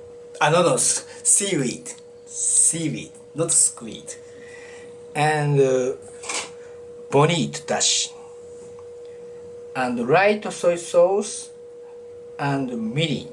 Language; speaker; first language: English; non-native, learner; Japanese